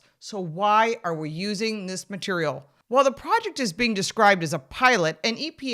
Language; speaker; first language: English; native; English